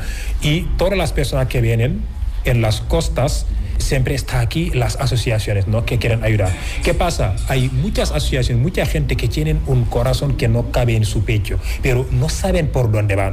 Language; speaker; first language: Spanish; non-native, fluent; Wolof